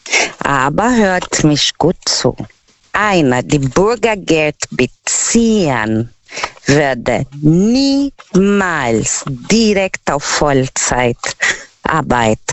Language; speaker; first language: German; non-native, learner; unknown